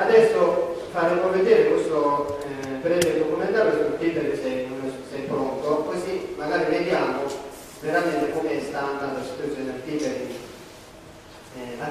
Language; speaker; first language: Italian; non-native, learner; Tibetan